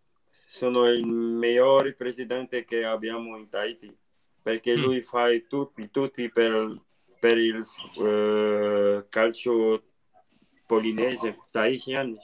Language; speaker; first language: Italian; non-native, learner; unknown